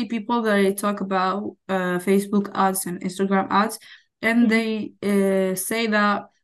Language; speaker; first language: English; non-native, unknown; Arabic